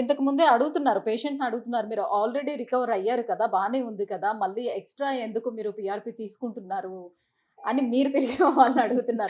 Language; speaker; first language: Telugu; native; Telugu